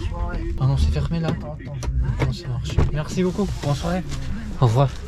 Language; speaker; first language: French; non-native, learner; Italian